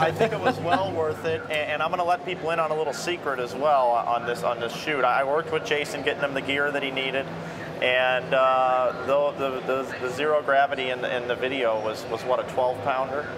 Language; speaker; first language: English; native; English